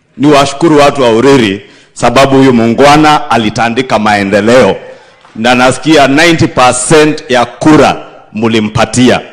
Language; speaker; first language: Swahili; non-native, local second language; Kikuyu